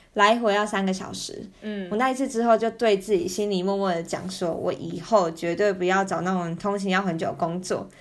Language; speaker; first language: Chinese; native; Chinese